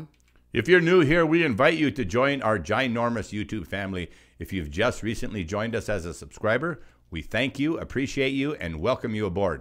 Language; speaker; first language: English; native; English